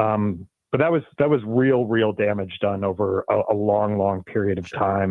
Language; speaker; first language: English; native; English